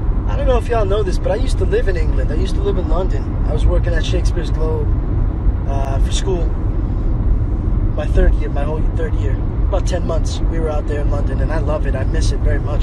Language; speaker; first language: English; early bilingual, other home language; Spanish